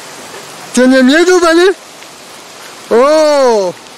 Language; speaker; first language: Spanish; non-native, learner; French